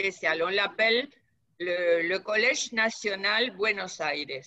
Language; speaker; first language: French; non-native, fluent; Spanish